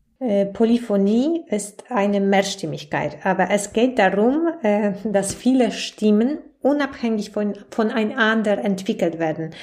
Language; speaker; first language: German; non-native, fluent; Polish